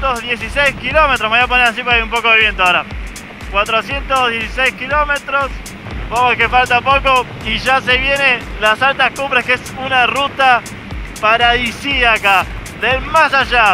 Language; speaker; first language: Spanish; native; Spanish